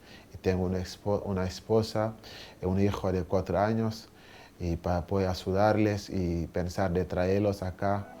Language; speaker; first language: Spanish; non-native, learner; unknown